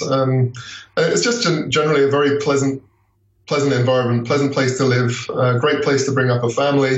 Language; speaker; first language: English; native; English